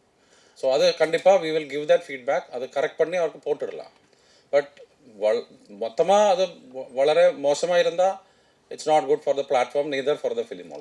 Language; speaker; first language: Tamil; non-native, fluent; Malayalam